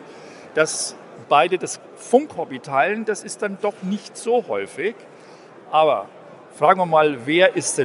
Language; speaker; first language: German; native; German